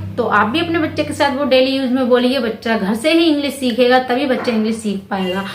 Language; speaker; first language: Hindi; native; Hindi